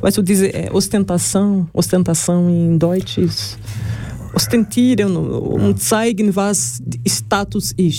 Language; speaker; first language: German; non-native, learner; Portuguese